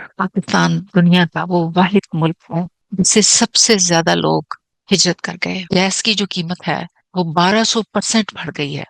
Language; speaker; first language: Urdu; native; Urdu